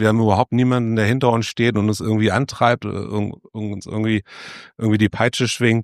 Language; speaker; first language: German; native; German